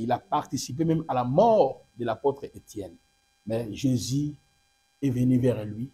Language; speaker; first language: French; non-native, local second language; Lingala